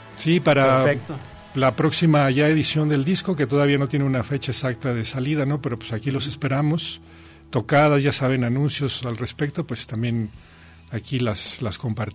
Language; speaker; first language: Spanish; native; Spanish